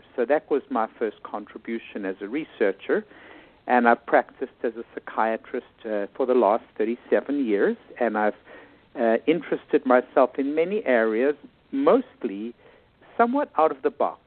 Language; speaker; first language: English; native; English